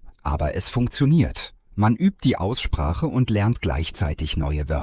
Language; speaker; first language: German; non-native, fluent; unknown